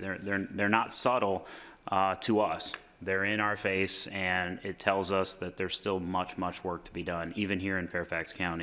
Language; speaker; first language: English; native; English